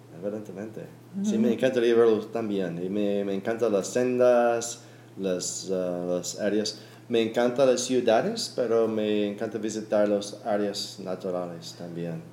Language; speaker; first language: Spanish; non-native, learner; English